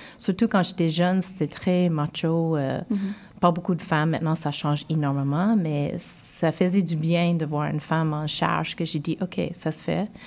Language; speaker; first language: French; non-native, fluent; English